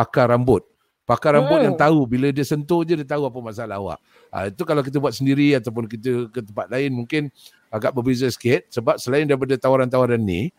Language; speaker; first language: Malay; native; Malay